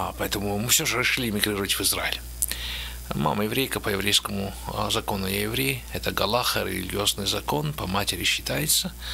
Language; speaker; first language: Russian; native; Russian